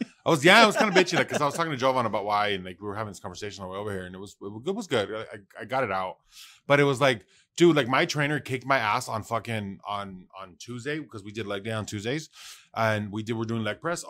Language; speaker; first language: English; early bilingual, other home language; Spanish